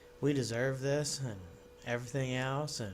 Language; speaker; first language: English; native; English